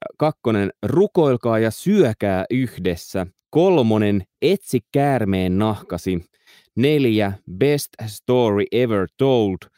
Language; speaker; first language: Finnish; native; Finnish